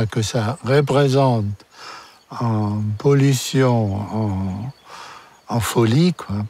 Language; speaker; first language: French; non-native, fluent; German